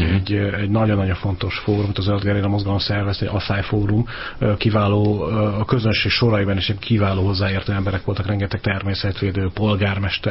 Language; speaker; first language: Hungarian; native; Hungarian